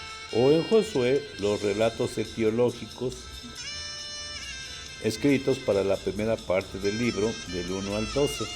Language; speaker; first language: Spanish; native; Spanish